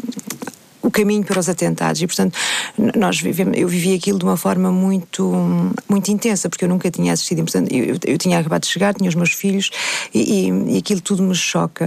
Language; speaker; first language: Portuguese; native; Portuguese